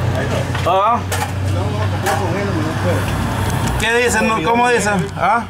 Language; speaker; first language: Spanish; native; Spanish